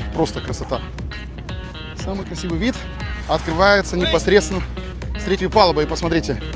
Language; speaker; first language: Russian; native; Russian